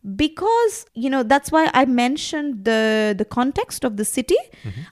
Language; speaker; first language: English; non-native, local second language; Bangla